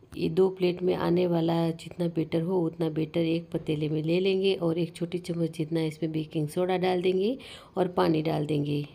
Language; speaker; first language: Hindi; non-native, local second language; Gujarati